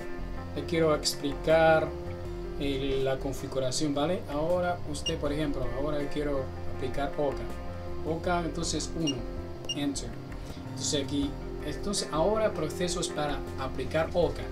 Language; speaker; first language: Spanish; non-native, learner; Chinese